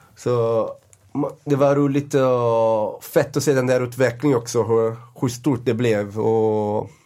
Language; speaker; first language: Swedish; non-native, fluent; Portuguese